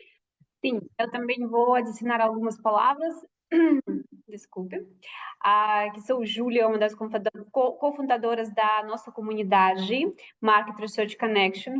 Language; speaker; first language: Portuguese; non-native, fluent; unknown